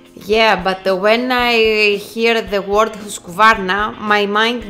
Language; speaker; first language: English; non-native, fluent; Greek